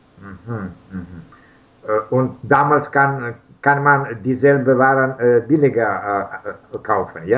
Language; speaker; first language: German; non-native, learner; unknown